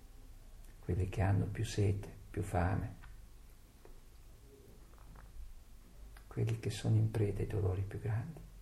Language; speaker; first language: Italian; native; Italian